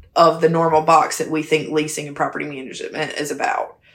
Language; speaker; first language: English; native; English